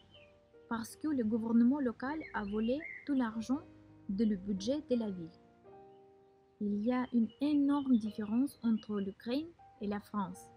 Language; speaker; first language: French; non-native, fluent; Russian